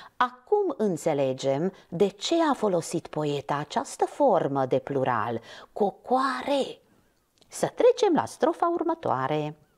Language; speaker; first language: Romanian; non-native, local second language; Hungarian